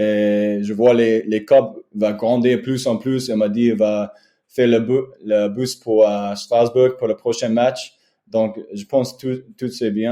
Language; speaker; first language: French; non-native, learner; English